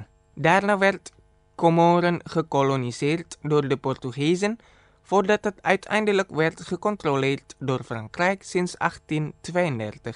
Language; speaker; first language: Dutch; non-native, fluent; Indonesian